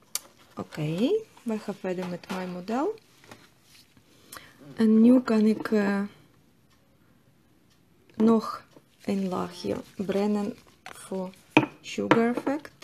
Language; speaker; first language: Dutch; non-native, learner; Russian